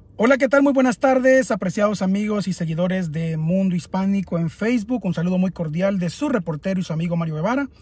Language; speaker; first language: Spanish; native; Spanish